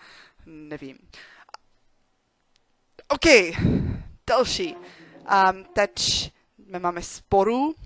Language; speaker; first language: Czech; non-native, learner; English